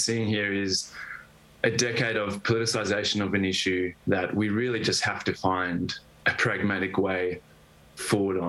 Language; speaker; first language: English; native; English